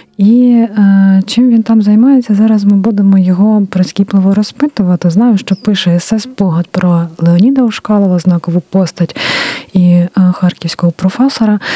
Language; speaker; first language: Ukrainian; native; Ukrainian